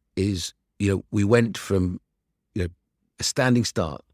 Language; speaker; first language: English; early bilingual, other home language; Arabic